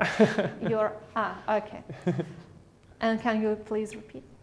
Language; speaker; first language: English; non-native, fluent; Russian